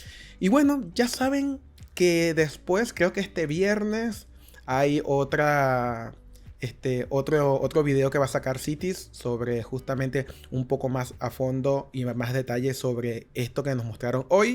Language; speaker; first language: Spanish; native; Spanish